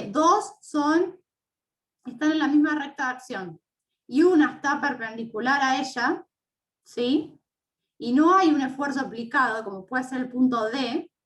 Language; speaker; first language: Spanish; native; Spanish